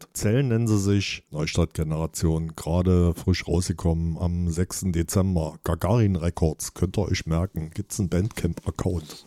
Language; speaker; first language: German; native; German